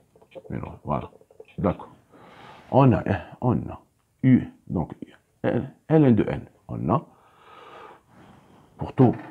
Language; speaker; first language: French; non-native, local second language; Arabic